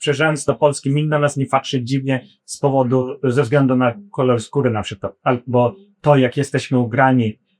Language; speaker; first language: Polish; non-native, fluent; Ukrainian